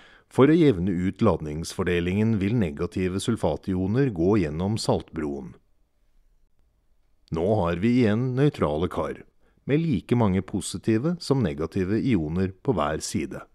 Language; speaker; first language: Norwegian; native; Norwegian